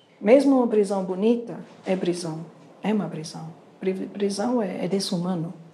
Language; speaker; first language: Portuguese; non-native, fluent; German